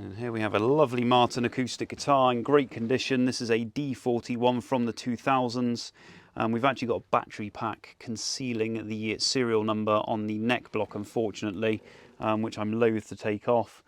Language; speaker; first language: English; native; English